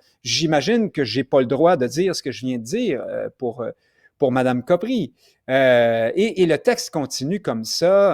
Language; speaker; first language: French; native; French